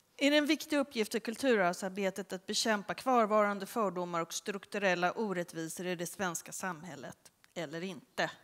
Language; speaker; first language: Swedish; native; Swedish